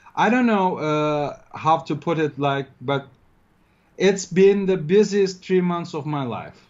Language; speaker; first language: English; non-native, fluent; Turkish